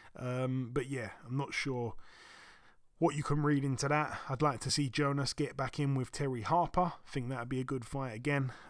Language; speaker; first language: English; native; English